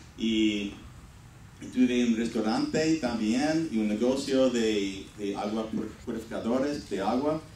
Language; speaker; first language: Spanish; non-native, fluent; English